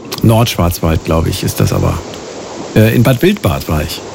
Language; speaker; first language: German; native; German